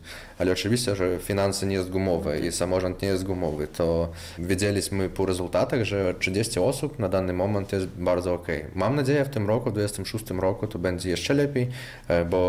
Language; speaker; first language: Polish; non-native, local second language; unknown